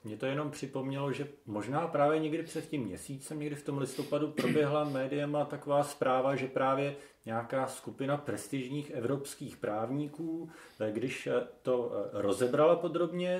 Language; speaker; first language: Czech; native; Czech